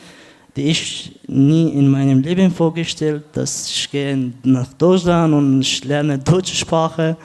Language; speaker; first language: German; non-native, learner; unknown